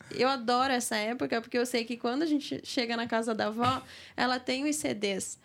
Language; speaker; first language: Portuguese; native; Portuguese